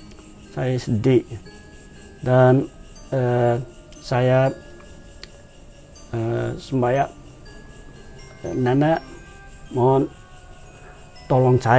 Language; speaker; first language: Indonesian; non-native, learner; Dutch